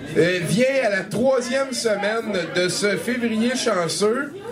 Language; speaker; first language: French; native; French